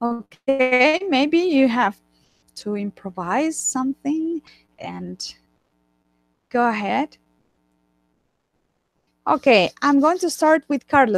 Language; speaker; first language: English; non-native, fluent; Spanish